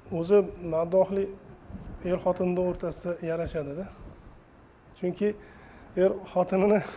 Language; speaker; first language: Uzbek; native; Uzbek